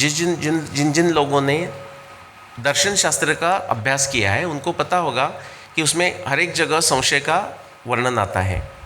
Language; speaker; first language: Hindi; non-native, local second language; Marathi